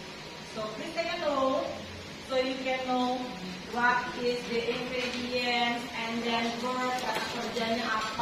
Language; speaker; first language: English; non-native, fluent; Indonesian